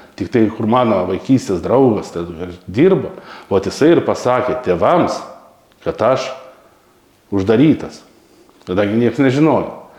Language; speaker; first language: Lithuanian; native; Lithuanian